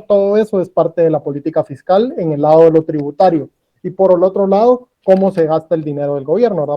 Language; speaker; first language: Spanish; native; Spanish